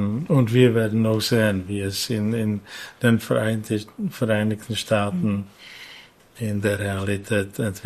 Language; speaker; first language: German; non-native, fluent; Czech